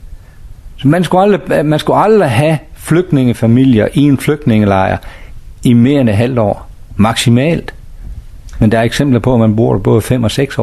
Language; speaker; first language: Danish; native; Danish